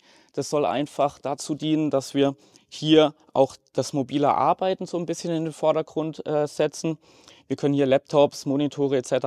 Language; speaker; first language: German; native; German